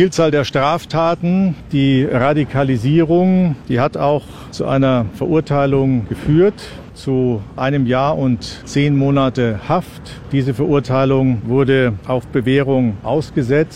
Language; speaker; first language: German; native; German